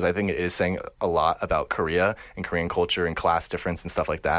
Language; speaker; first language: English; native; English